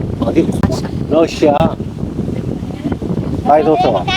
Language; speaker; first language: Korean; native; Korean